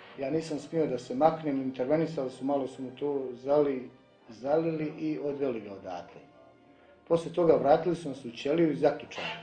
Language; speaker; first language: Bosnian; native; Bosnian